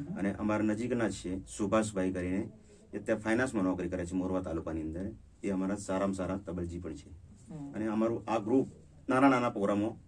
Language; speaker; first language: Gujarati; native; Gujarati